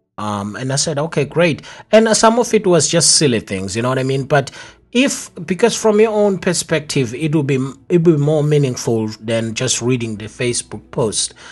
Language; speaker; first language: English; non-native, local second language; Zulu